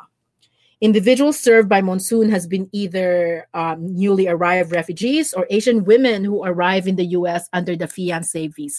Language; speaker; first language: English; non-native, local second language; Filipino